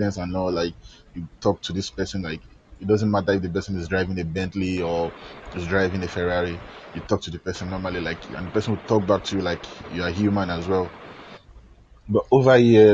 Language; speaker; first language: English; non-native, local second language; Yoruba